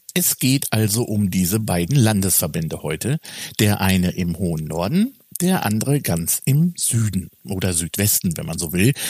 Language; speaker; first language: German; native; German